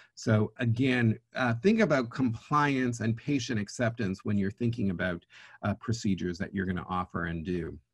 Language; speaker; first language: English; native; English